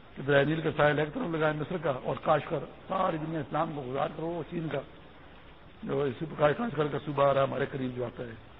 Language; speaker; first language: Urdu; non-native, local second language; Pashto